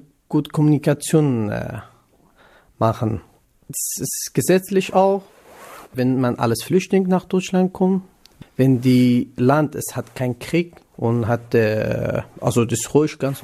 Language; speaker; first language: German; non-native, learner; Kurdish